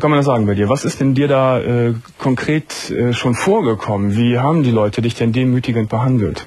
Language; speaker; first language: German; native; German